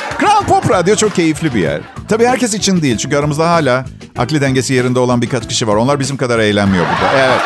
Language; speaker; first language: Turkish; native; Turkish